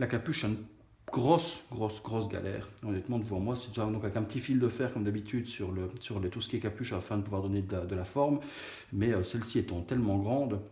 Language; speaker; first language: French; native; French